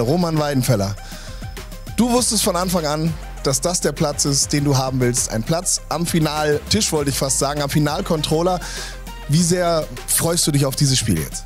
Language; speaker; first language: German; native; German